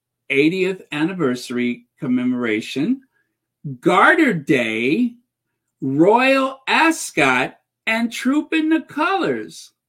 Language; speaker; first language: English; native; English